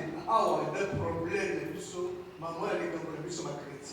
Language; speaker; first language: French; non-native, local second language; Lingala